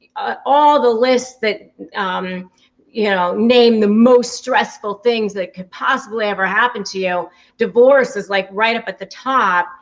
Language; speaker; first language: English; native; English